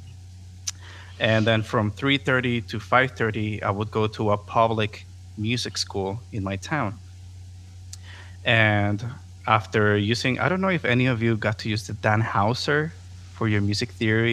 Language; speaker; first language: English; non-native, fluent; Spanish